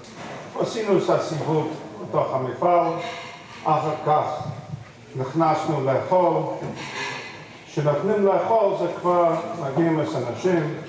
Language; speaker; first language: Hebrew; non-native, fluent; English